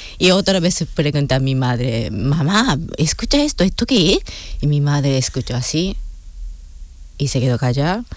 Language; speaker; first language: Spanish; non-native, fluent; Japanese